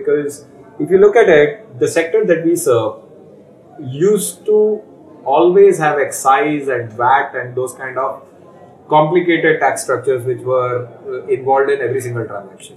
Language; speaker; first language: English; non-native, local second language; Hindi